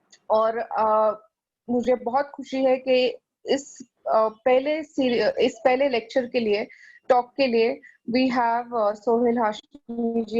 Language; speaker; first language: Hindi; native; Hindi